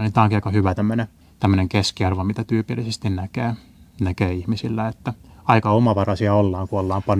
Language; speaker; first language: Finnish; native; Finnish